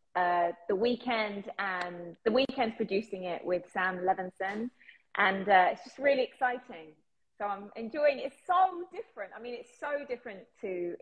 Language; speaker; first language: English; native; English